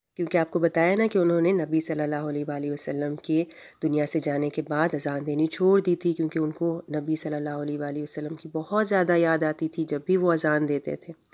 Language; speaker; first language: Urdu; native; Urdu